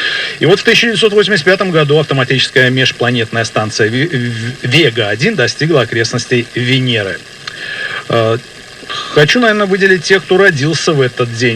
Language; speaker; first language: Russian; native; Russian